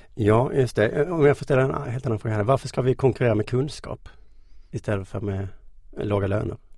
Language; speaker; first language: Swedish; native; Swedish